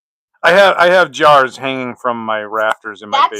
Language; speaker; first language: English; native; English